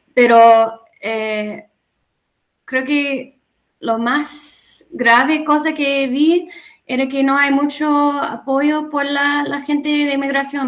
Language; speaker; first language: Spanish; non-native, learner; English